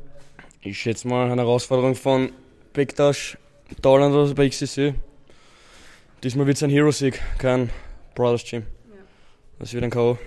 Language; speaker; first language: German; native; German